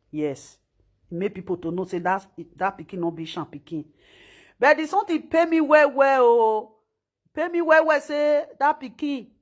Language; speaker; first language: Nigerian Pidgin; non-native, local second language; Esan